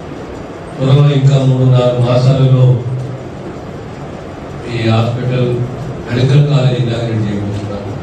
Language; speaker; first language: Telugu; native; Telugu